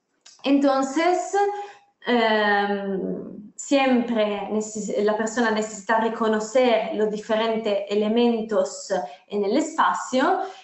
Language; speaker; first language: Spanish; non-native, fluent; Italian